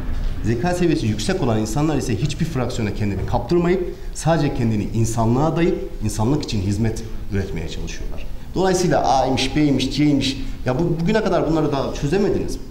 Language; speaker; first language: Turkish; native; Turkish